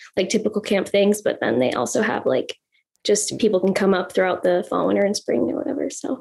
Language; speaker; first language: English; native; English